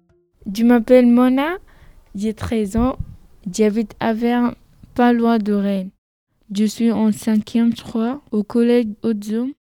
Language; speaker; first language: French; non-native, learner; Arabic